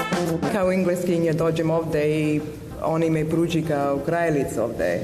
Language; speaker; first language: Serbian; non-native, learner; English